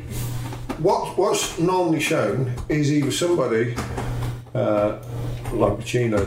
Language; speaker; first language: English; native; English